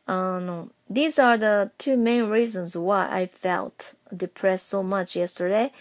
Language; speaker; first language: English; non-native, fluent; Japanese